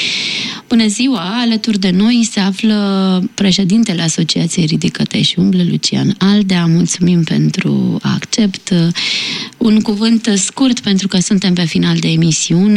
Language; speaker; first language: Romanian; native; Romanian